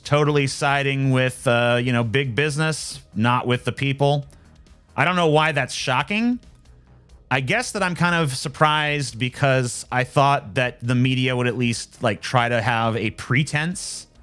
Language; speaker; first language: English; native; English